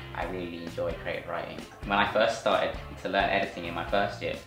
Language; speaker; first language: English; native; English